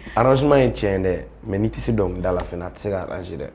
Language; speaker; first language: French; non-native, local second language; Tamasheq